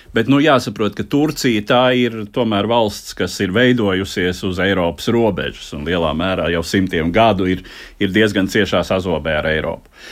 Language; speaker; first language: Latvian; native; Latvian